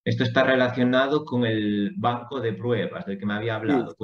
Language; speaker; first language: Spanish; native; Spanish